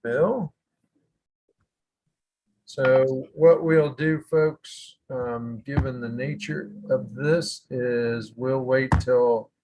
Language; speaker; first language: English; native; English